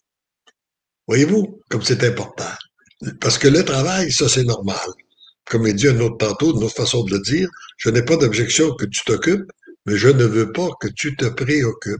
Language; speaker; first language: French; native; French